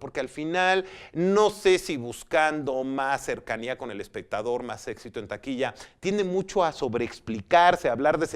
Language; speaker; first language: Spanish; native; Spanish